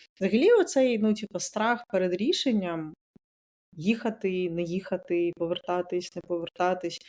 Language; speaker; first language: Ukrainian; native; Ukrainian